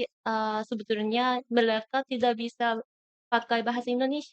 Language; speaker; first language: Indonesian; non-native, learner; Japanese